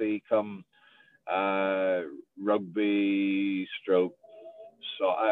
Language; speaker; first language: English; native; English